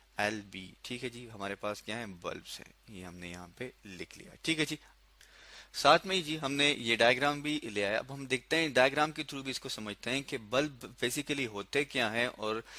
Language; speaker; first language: Urdu; native; Urdu